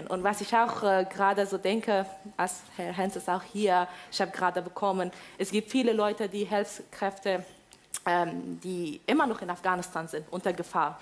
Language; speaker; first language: German; non-native, fluent; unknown